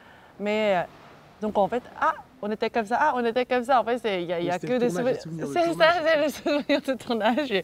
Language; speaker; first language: French; non-native, fluent; Korean